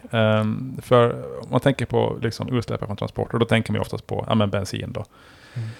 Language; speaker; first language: Swedish; native; Swedish